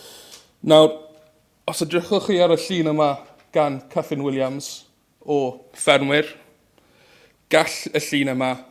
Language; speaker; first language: Welsh; native; Welsh